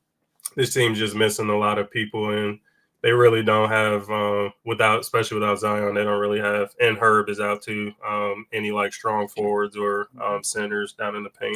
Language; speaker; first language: English; native; English